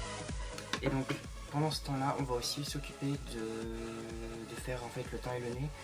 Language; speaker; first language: French; native; French